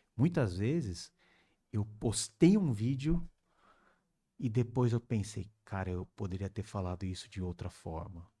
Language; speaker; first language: Portuguese; early bilingual, other home language; Korean